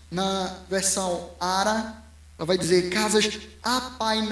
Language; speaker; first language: Portuguese; native; Portuguese